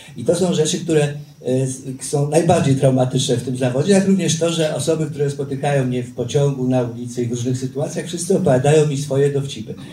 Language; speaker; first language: Polish; native; Polish